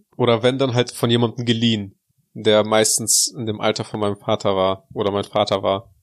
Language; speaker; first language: German; early bilingual, other home language; Russian